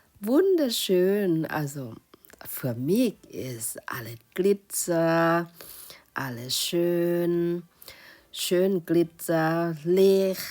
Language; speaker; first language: German; non-native, learner; Thai